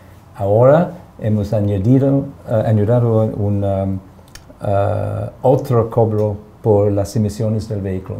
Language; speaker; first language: Spanish; non-native, fluent; English